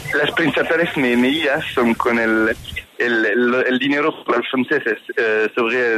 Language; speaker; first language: Spanish; non-native, fluent; French